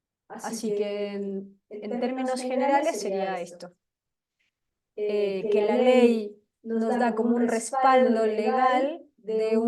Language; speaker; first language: Spanish; native; Spanish